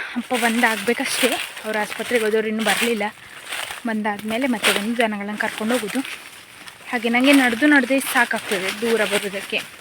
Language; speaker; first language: Kannada; native; Kannada